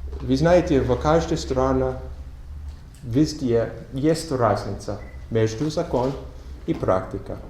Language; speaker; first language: Russian; non-native, learner; English